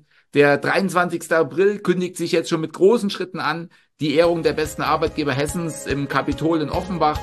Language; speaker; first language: German; native; German